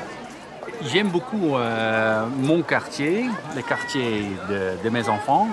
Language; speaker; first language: French; non-native, learner; Dutch